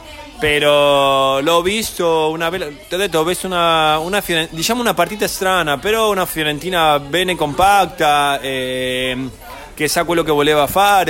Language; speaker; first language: Italian; non-native, fluent; Spanish